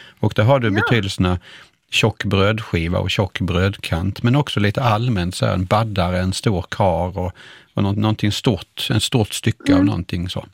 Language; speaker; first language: Swedish; native; Swedish